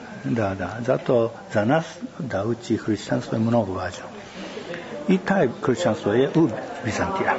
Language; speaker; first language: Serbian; non-native, learner; Japanese